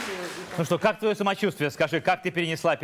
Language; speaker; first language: Russian; native; Russian